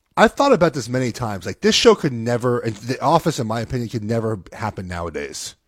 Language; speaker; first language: English; native; English